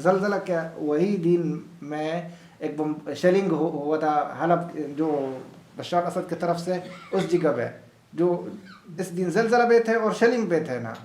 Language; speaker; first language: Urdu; non-native, learner; Arabic